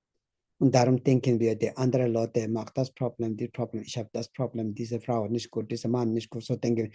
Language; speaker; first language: German; non-native, learner; Tibetan